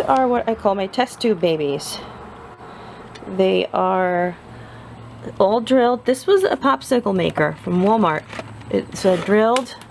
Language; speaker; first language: English; native; English